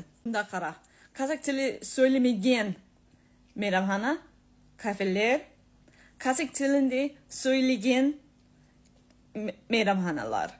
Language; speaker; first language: Kazakh; non-native, learner; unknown